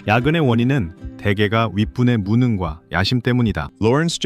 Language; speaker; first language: Korean; native; Korean